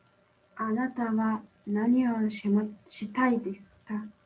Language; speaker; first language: Japanese; non-native, learner; Mongolian